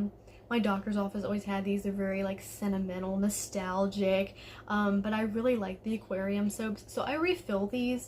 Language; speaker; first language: English; native; English